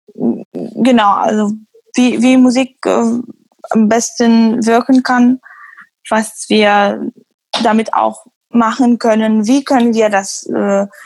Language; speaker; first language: German; non-native, fluent; Arabic